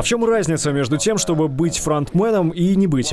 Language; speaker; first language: Russian; native; Russian